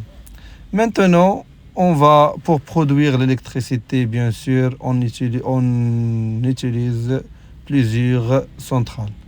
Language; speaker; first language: French; non-native, local second language; Arabic